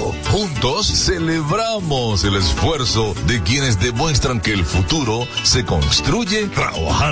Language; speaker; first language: Spanish; native; Spanish